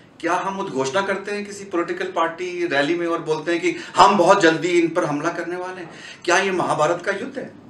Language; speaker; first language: Hindi; native; Hindi